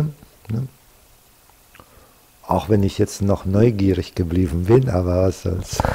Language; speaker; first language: German; non-native, fluent; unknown